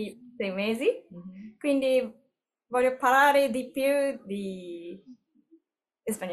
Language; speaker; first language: Italian; non-native, learner; Japanese